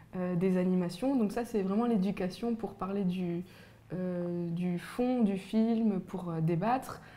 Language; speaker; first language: French; native; French